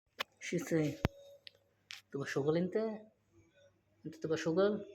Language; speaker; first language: Arabic; non-native, learner; Bangla